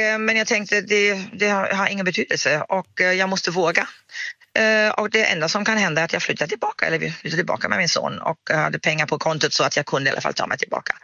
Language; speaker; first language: Swedish; non-native, fluent; German